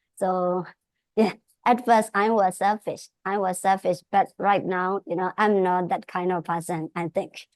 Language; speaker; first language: English; non-native, fluent; Burmese